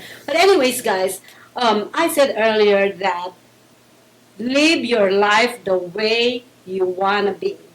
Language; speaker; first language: English; non-native, local second language; Filipino